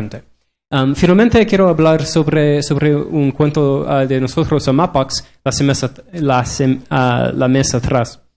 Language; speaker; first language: Spanish; non-native, learner; English